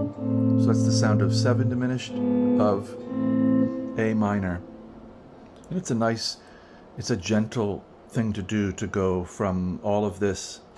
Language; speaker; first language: English; native; English